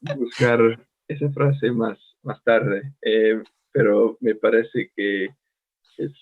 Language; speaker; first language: Spanish; non-native, learner; English